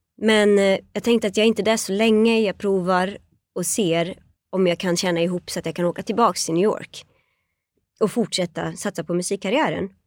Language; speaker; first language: Swedish; early bilingual, other home language; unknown